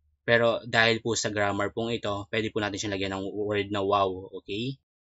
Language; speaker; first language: Filipino; native; Filipino